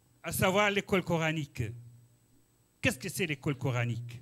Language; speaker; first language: French; non-native, local second language; Ngazidja Comorian